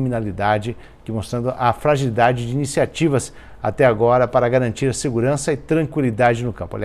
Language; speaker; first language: Portuguese; native; Portuguese